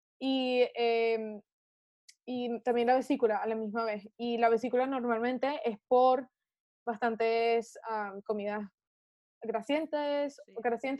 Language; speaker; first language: Spanish; early bilingual, heritage; Spanish